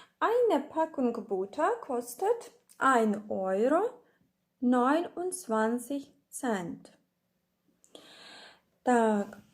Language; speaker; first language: German; non-native, fluent; Ukrainian